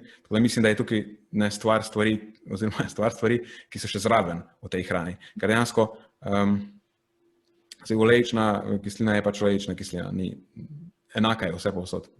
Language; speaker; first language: Slovenian; native; Slovenian